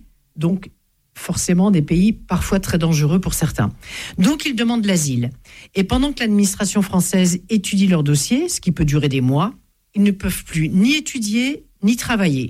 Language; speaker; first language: French; native; French